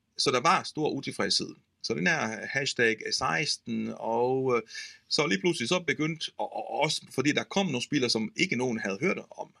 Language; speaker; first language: Danish; non-native, fluent; Italian